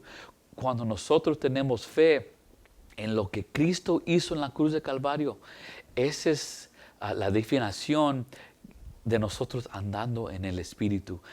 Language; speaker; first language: Spanish; early bilingual, heritage; English